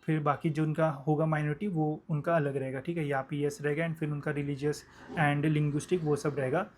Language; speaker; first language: Hindi; non-native, local second language; Marathi